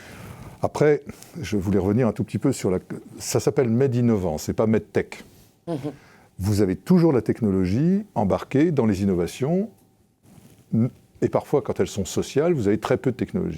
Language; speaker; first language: French; native; French